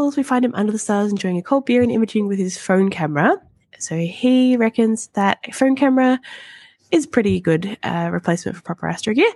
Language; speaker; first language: English; native; English